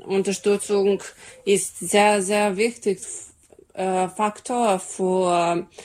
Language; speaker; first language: German; non-native, learner; Serbian